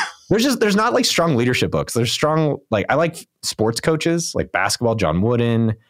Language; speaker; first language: English; native; English